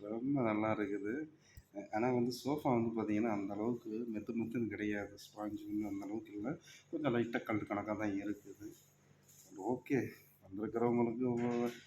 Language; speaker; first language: Tamil; native; Tamil